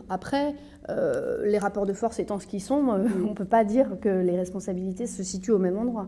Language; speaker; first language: French; native; French